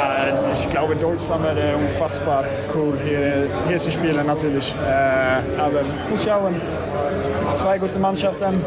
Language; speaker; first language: German; non-native, learner; Swedish